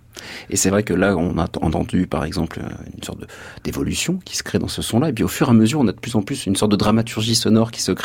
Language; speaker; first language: French; native; French